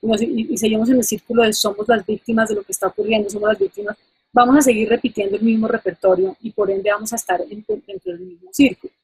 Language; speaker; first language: Spanish; native; Spanish